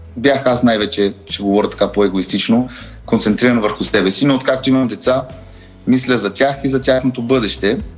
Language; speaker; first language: Bulgarian; early bilingual, heritage; Bulgarian